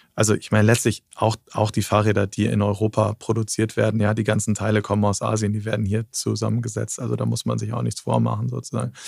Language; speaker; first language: German; native; German